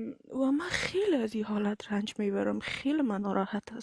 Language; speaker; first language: Persian; early bilingual, heritage; Persian